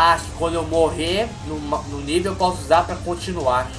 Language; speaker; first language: Portuguese; native; Portuguese